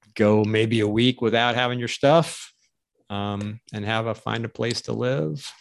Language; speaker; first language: English; native; English